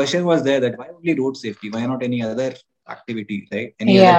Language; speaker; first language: English; non-native, local second language; Hindi